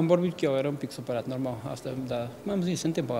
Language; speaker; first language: Romanian; non-native, learner; Portuguese